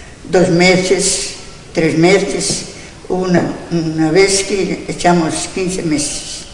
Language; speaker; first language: Spanish; non-native, local second language; Galician